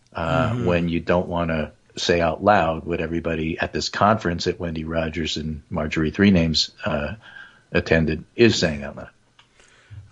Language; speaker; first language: English; native; English